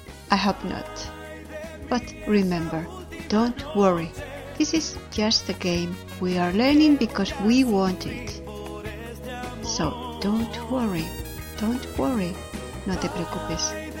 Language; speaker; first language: English; non-native, fluent; Spanish